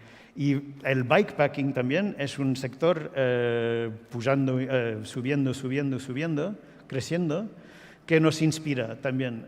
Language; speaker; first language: Spanish; non-native, fluent; English